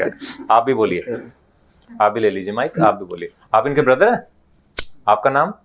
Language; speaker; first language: Hindi; native; Hindi